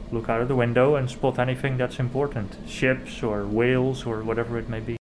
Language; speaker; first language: English; non-native, fluent; Dutch